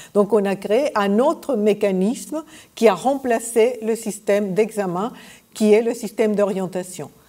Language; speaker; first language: French; non-native, fluent; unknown